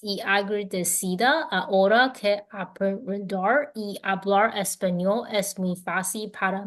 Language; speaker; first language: Spanish; non-native, learner; English